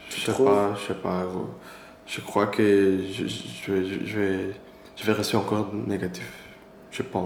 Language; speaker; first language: French; non-native, learner; Persian